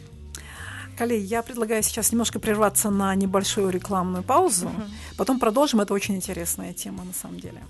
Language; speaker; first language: Russian; native; Russian